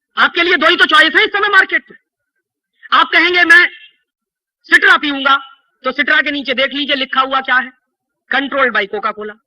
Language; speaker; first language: Hindi; native; Hindi